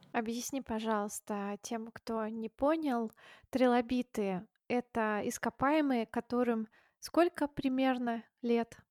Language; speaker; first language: Russian; native; Russian